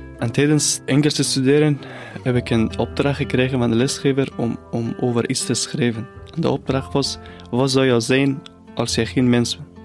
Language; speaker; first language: Dutch; non-native, fluent; Persian